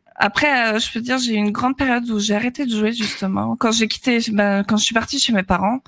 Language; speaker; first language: French; native; French